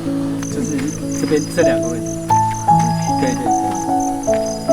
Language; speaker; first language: Chinese; native; Chinese